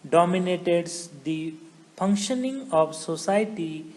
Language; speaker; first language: English; non-native, local second language; Marathi